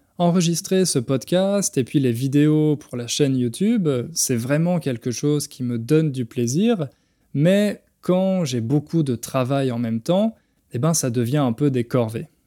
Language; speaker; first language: French; native; French